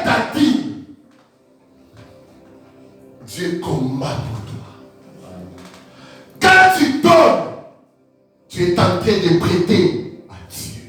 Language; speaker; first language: French; non-native, local second language; Lingala